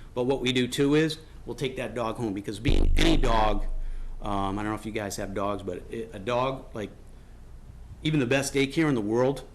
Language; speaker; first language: English; native; English